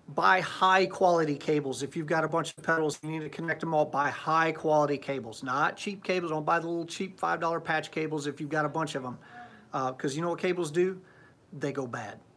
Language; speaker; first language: English; native; English